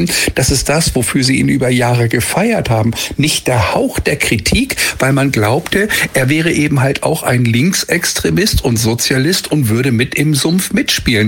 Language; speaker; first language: German; native; German